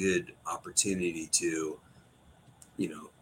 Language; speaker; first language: English; native; English